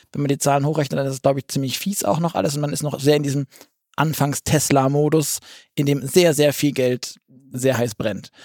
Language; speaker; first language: German; native; German